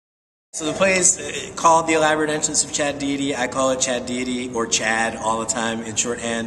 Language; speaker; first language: English; native; English